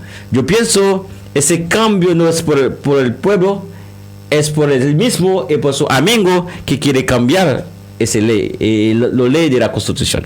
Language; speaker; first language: Spanish; non-native, learner; Haitian Creole